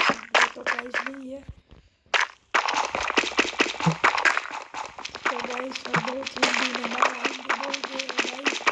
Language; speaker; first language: Hindi; non-native, local second language; Gujarati